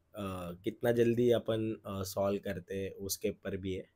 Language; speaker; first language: Hindi; non-native, local second language; Marathi